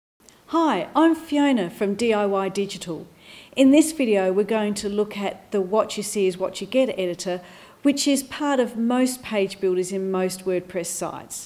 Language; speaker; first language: English; native; English